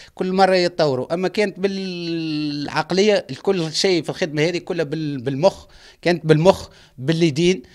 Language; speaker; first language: Arabic; native; Arabic